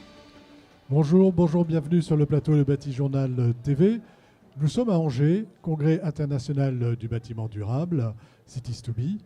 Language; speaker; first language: French; native; French